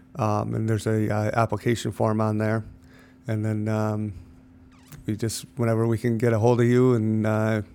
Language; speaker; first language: English; native; English